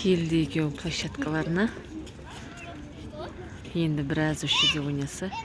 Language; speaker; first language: Kazakh; native; Kazakh